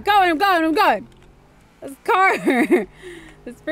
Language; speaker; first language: English; native; English